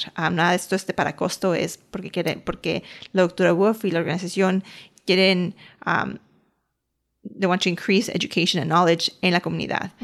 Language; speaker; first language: Spanish; early bilingual, heritage; Spanish